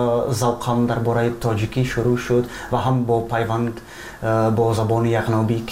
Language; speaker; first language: Persian; non-native, fluent; Czech